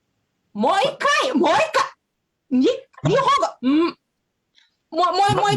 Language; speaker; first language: Japanese; non-native, learner; English